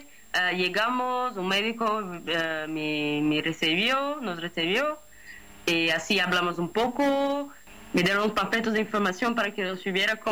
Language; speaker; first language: Spanish; non-native, fluent; Portuguese